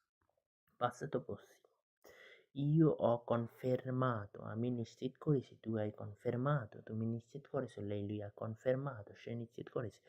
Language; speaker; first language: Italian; non-native, learner; Bangla